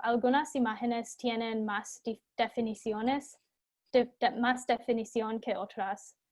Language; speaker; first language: Spanish; non-native, fluent; English